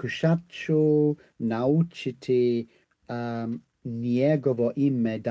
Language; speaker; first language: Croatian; non-native, learner; English